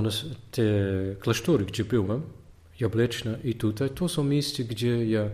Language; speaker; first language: Polish; non-native, learner; Dutch